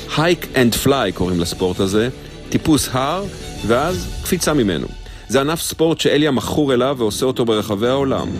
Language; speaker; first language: Hebrew; native; Hebrew